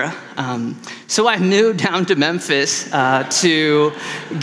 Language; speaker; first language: English; non-native, local second language; Tamil